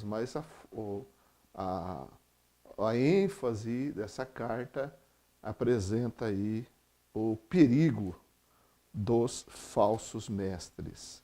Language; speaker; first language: Portuguese; native; Portuguese